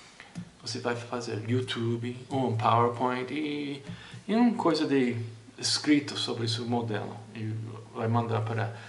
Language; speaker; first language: Portuguese; non-native, fluent; English